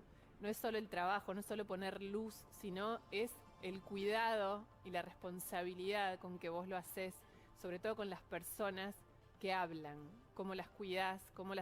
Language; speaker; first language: Spanish; native; Spanish